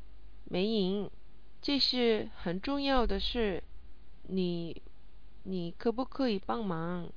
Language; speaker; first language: Chinese; non-native, learner; English